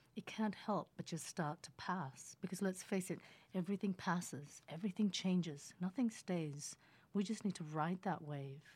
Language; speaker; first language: English; early bilingual, other home language; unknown